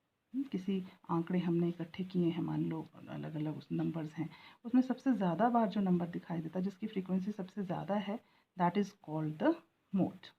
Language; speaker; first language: Hindi; native; Hindi